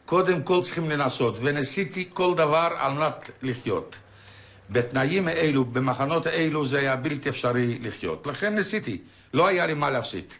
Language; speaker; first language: Hebrew; non-native, fluent; Polish